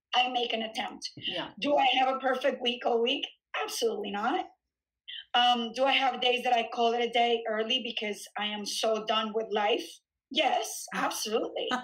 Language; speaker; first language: English; early bilingual, other home language; Spanish